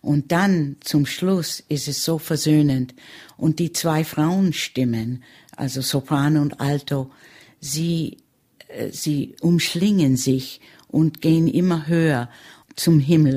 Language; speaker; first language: German; early bilingual, heritage; German